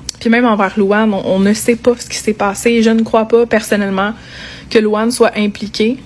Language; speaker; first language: French; native; French